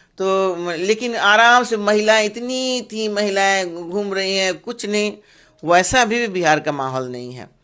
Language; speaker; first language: Hindi; non-native, local second language; Bangla